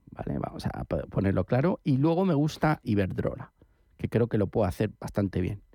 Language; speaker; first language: Spanish; native; Spanish